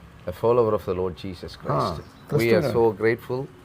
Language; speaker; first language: English; non-native, local second language; Malayalam